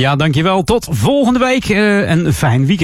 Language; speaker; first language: Dutch; native; Dutch